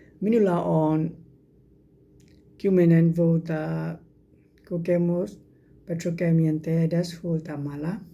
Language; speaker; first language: Finnish; non-native, learner; Burmese